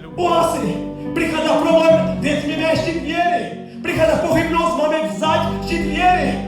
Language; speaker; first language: Slovak; non-native, local second language; Romany